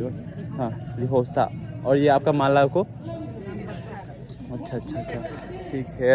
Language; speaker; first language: Hindi; non-native, local second language; Karbi